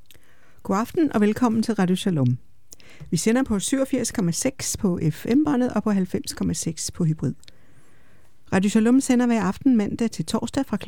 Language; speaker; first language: Danish; native; Danish